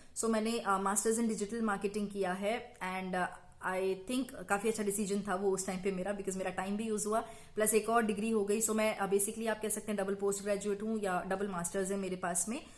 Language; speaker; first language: Hindi; native; Hindi